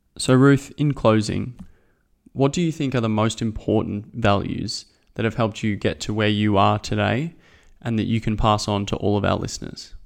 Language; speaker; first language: English; native; English